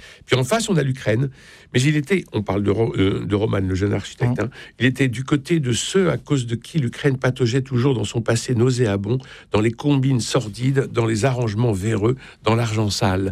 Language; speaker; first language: French; native; French